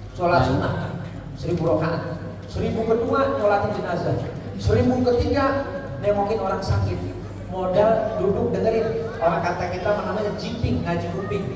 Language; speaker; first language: Indonesian; non-native, local second language; Javanese